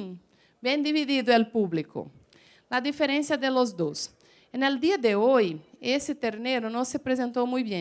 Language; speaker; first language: Spanish; non-native, fluent; Portuguese